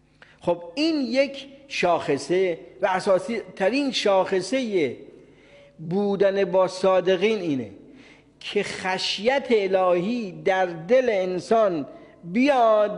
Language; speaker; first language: Persian; native; Persian